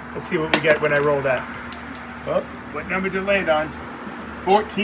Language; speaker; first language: English; native; English